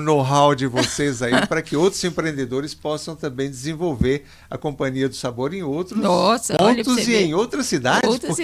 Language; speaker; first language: Portuguese; native; Portuguese